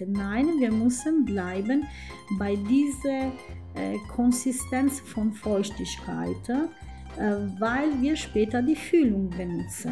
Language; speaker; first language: German; non-native, fluent; Italian